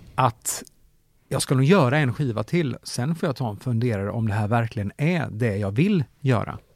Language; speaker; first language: Swedish; native; Swedish